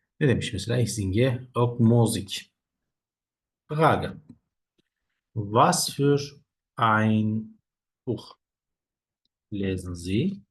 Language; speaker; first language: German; non-native, fluent; Turkish